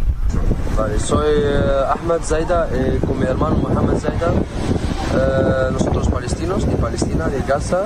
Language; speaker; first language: Spanish; non-native, learner; Arabic